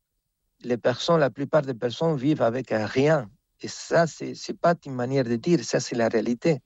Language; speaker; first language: French; non-native, fluent; Spanish